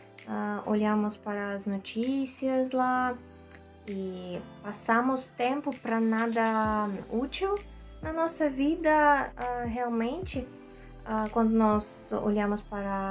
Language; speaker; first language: Portuguese; non-native, learner; Russian